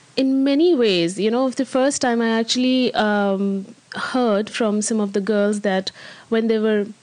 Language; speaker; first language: English; non-native, local second language; Hindi